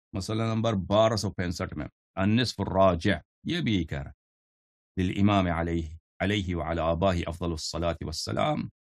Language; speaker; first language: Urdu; non-native, fluent; Persian